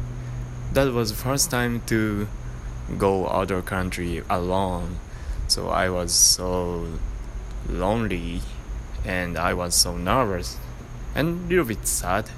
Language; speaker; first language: English; non-native, learner; Japanese